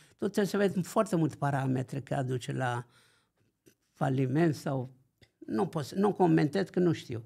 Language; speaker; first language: Romanian; non-native, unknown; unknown